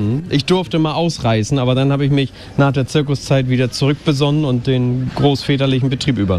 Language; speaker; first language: German; native; German